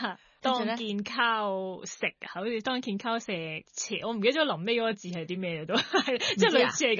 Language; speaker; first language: Cantonese; native; Cantonese